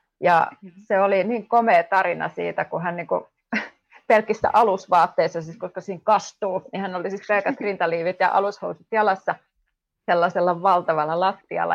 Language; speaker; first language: Finnish; non-native, fluent; Polish